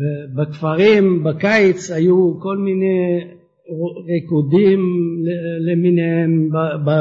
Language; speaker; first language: Hebrew; non-native, fluent; French